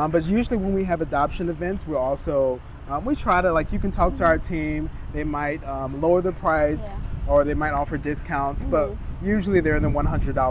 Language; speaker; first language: English; native; English